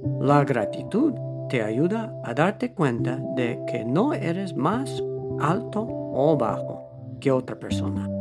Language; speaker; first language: Spanish; non-native, fluent; English